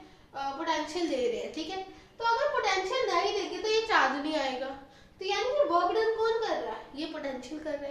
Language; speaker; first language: Hindi; native; Hindi